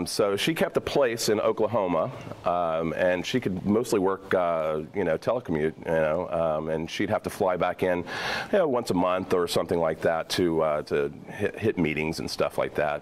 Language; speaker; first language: English; native; English